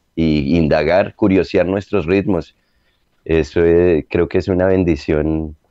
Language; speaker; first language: Spanish; native; Spanish